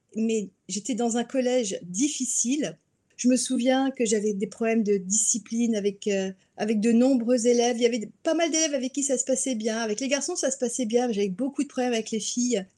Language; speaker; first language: French; native; French